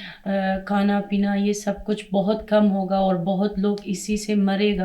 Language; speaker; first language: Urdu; non-native, fluent; Persian